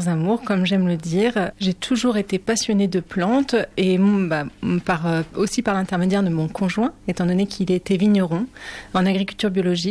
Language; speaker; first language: French; native; French